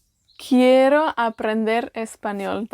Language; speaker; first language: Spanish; non-native, fluent; Welsh